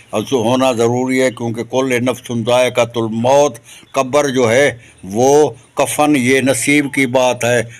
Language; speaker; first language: Urdu; non-native, local second language; Sindhi